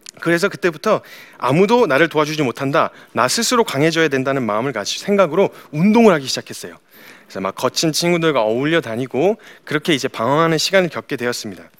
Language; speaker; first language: Korean; native; Korean